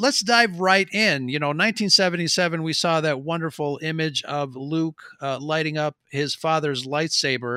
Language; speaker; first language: English; non-native, fluent; Spanish